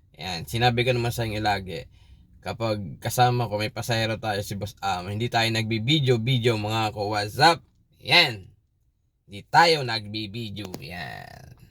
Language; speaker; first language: Filipino; native; Filipino